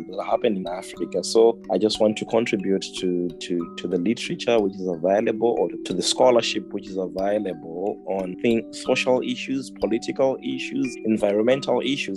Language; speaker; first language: English; non-native, local second language; Shona